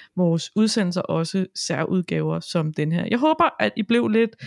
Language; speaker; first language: Danish; native; Danish